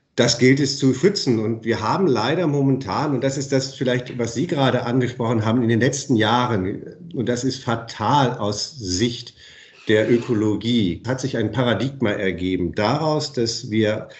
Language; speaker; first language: German; native; German